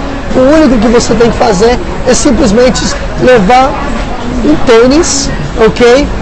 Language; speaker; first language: Portuguese; non-native, fluent; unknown